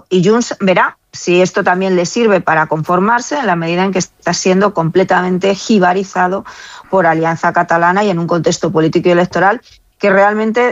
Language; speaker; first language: Spanish; native; Spanish